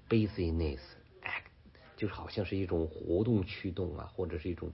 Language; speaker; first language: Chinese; native; Chinese